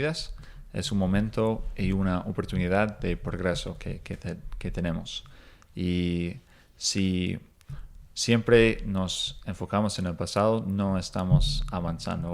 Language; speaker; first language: Spanish; non-native, fluent; English